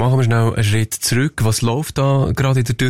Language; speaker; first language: German; native; German